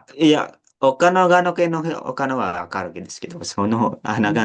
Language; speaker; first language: Japanese; non-native, learner; Indonesian